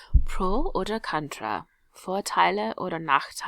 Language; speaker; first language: German; non-native, fluent; English